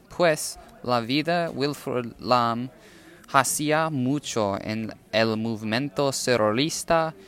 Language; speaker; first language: Spanish; non-native, learner; English